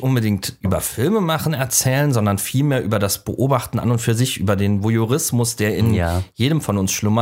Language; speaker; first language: German; native; German